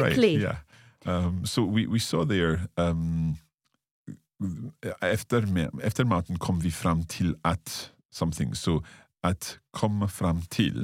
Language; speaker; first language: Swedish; non-native, learner; English